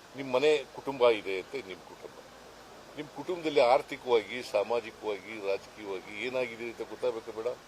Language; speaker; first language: Kannada; native; Kannada